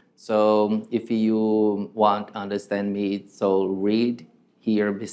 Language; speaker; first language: English; non-native, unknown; Portuguese